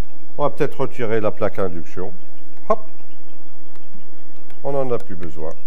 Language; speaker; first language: French; native; French